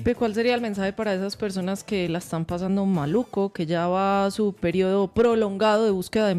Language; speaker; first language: Spanish; native; Spanish